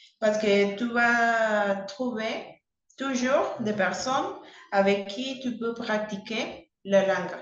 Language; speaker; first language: French; non-native, learner; Spanish